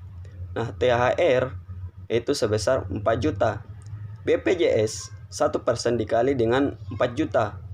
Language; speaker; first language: Indonesian; native; Indonesian